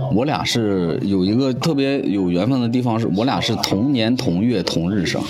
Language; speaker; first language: Chinese; native; Chinese